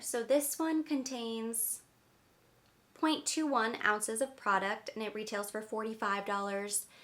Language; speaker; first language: English; native; English